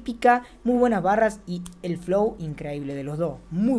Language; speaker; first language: Spanish; native; Spanish